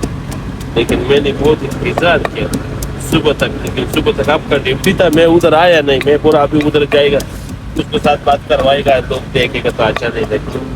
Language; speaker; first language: Hindi; non-native, learner; Bangla